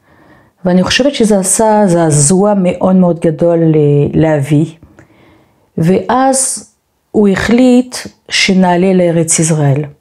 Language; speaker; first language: Hebrew; non-native, fluent; French